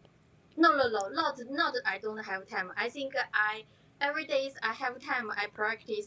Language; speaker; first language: English; non-native, learner; Chinese